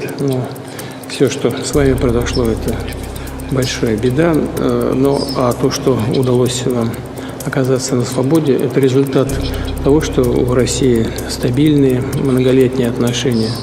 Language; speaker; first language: Russian; native; Russian